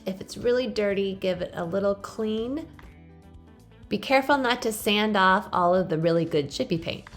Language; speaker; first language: English; native; English